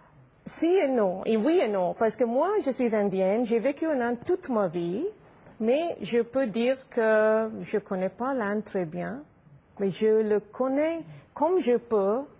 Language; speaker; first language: French; non-native, fluent; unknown